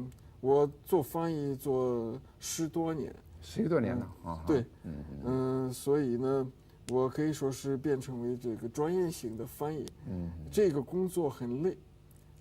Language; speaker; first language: Chinese; non-native, fluent; Russian